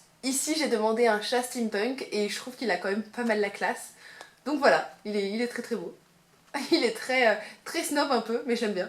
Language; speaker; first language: French; native; French